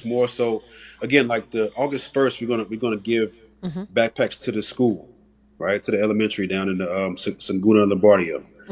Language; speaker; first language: English; native; English